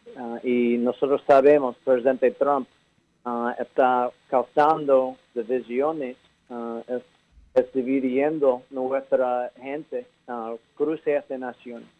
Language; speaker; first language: Spanish; early bilingual, heritage; English